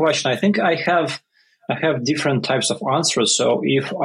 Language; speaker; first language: English; non-native, fluent; Russian